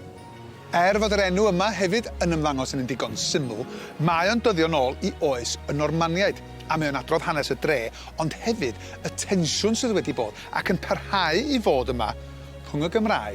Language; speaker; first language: Welsh; native; Welsh